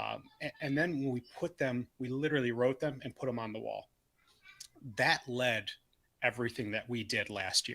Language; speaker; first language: English; native; English